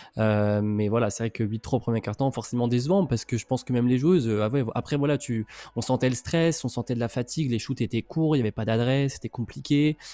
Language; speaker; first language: French; native; French